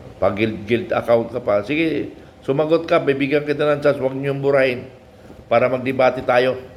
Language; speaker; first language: Filipino; native; Filipino